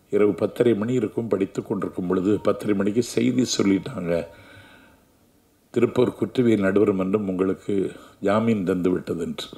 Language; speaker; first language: Tamil; native; Tamil